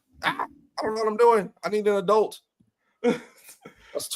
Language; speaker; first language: English; native; English